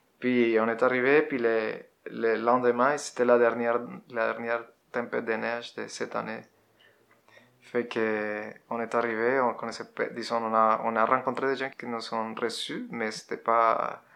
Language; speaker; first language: French; non-native, fluent; Spanish